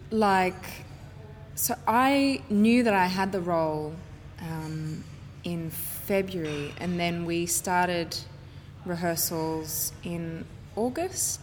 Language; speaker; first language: English; native; English